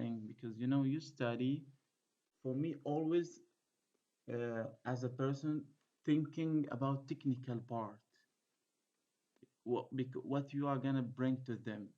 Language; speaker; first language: English; non-native, fluent; Arabic